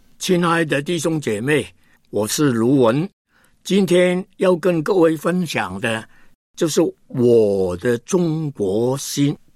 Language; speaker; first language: Chinese; non-native, local second language; Cantonese